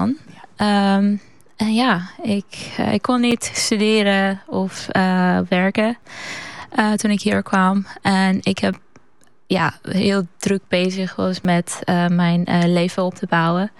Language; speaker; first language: Dutch; non-native, learner; Persian